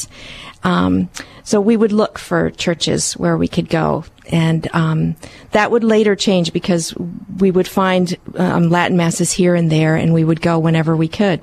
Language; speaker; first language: English; early bilingual, other home language; Hungarian